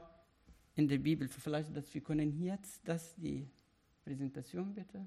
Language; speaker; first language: German; non-native, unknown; Arabic